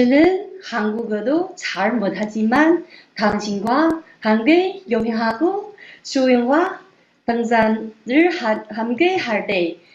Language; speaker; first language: Korean; non-native, learner; Chinese